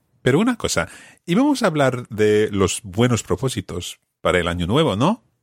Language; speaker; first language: Spanish; non-native, fluent; English